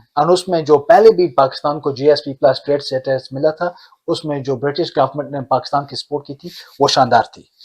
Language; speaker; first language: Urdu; early bilingual, heritage; Urdu